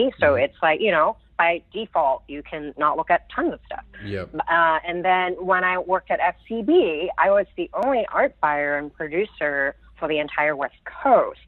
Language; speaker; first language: English; non-native, local second language; Cantonese